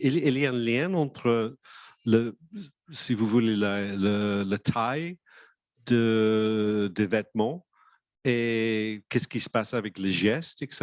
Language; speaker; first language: French; non-native, fluent; English